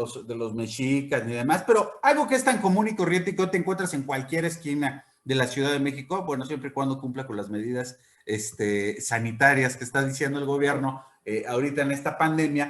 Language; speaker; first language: Spanish; native; Spanish